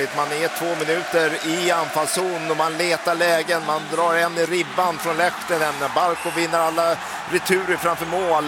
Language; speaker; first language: Swedish; native; Swedish